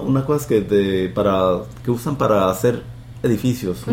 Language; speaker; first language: Spanish; native; Spanish